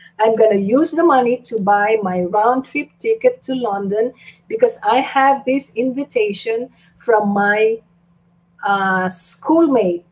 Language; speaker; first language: English; non-native, local second language; Filipino